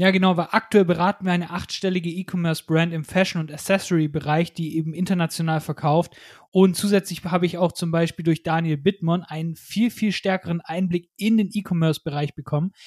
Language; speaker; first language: German; native; German